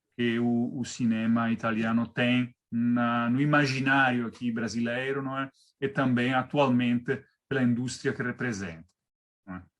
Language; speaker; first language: Portuguese; non-native, fluent; Italian